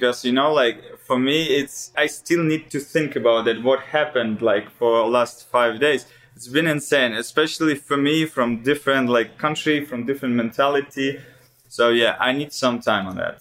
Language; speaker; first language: English; non-native, learner; Russian